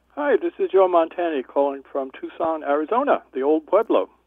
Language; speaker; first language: English; native; English